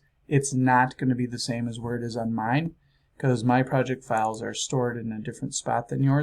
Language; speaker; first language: English; native; English